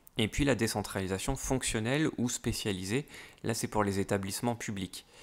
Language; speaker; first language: French; native; French